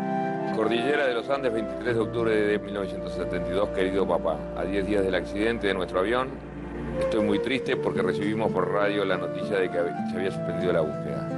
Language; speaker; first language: Spanish; native; Spanish